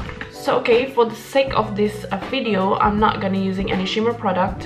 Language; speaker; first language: English; non-native, fluent; Indonesian